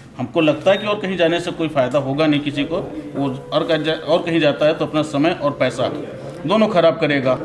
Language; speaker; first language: Hindi; native; Hindi